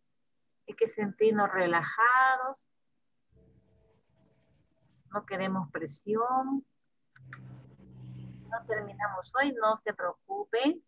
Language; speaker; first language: Spanish; native; Spanish